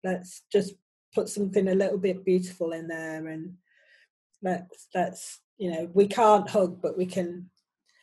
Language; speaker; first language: English; native; English